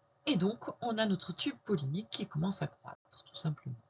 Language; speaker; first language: French; native; French